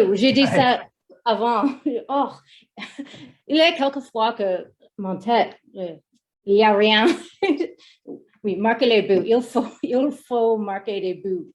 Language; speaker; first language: French; non-native, learner; English